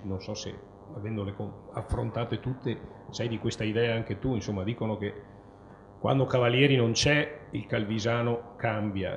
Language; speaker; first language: Italian; native; Italian